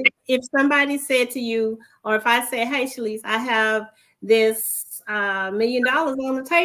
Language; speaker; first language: English; native; English